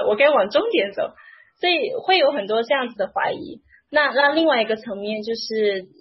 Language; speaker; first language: Chinese; native; Chinese